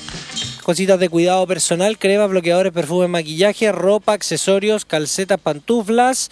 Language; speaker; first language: Spanish; native; Spanish